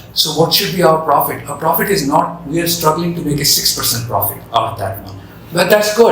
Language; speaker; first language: English; non-native, local second language; Urdu